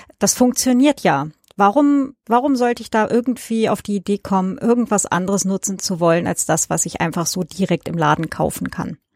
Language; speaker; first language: German; native; German